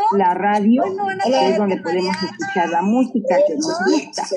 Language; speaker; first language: Spanish; native; Spanish